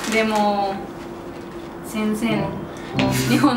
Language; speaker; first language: Japanese; non-native, learner; Spanish